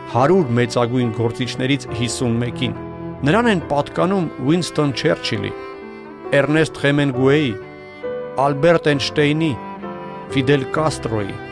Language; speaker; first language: Armenian; native; Armenian